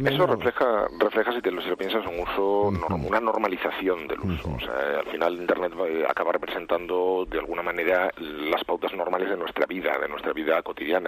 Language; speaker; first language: Spanish; native; Spanish